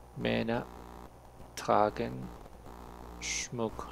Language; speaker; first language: German; non-native, learner; Spanish